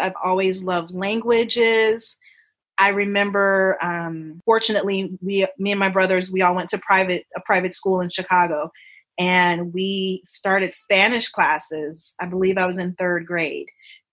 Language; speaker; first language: English; native; English